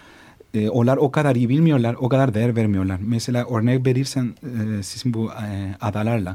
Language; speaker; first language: Turkish; non-native, fluent; Spanish